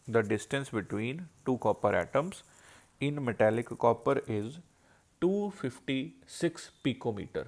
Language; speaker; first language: English; non-native, local second language; Punjabi